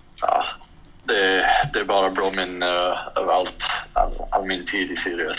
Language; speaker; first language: Swedish; non-native, fluent; English